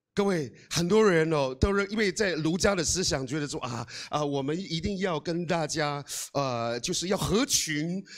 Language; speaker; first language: Chinese; non-native, local second language; Amis